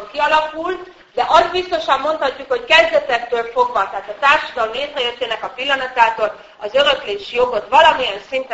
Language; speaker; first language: Hungarian; native; Hungarian